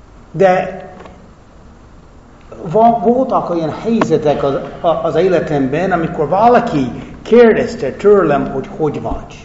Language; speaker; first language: Hungarian; non-native, fluent; English